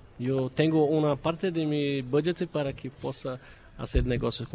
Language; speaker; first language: Spanish; non-native, learner; Portuguese